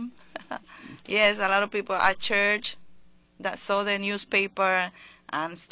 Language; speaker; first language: English; non-native, fluent; Spanish